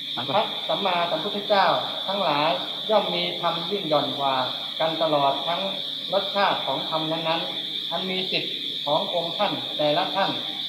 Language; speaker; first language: Thai; native; Thai